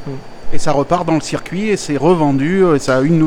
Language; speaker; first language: French; native; French